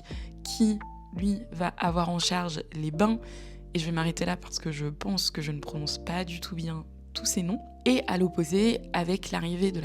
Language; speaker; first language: French; native; French